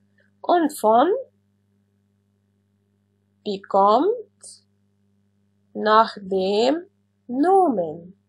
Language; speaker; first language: German; non-native, fluent; Arabic